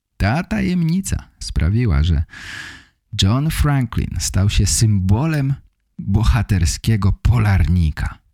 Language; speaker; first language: Polish; native; Polish